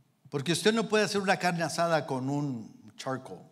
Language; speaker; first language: Spanish; early bilingual, heritage; Spanish